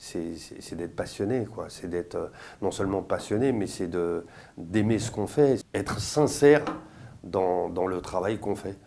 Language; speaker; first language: French; native; French